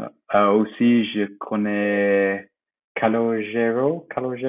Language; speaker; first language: French; non-native, fluent; English